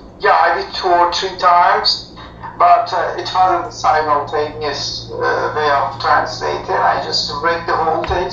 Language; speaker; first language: English; non-native, fluent; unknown